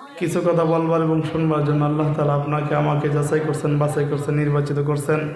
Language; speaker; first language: Bangla; native; Bangla